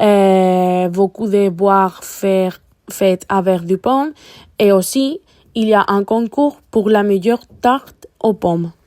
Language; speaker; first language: French; non-native, learner; Spanish